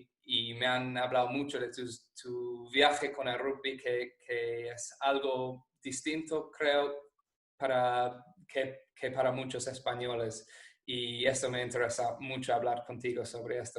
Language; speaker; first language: Spanish; non-native, fluent; English